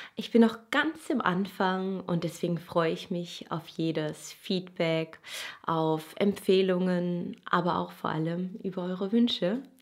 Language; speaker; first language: German; native; German